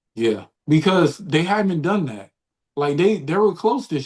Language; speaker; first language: English; native; English